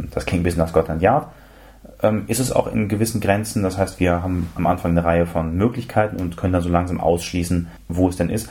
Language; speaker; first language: German; native; German